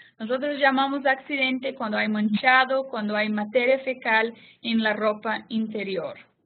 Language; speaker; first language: Spanish; non-native, fluent; Portuguese